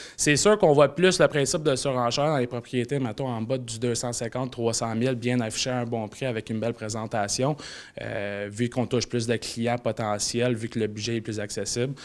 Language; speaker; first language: French; native; French